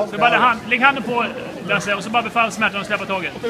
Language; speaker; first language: Swedish; native; Swedish